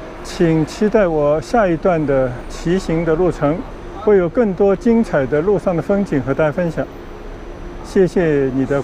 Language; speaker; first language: Chinese; non-native, local second language; Cantonese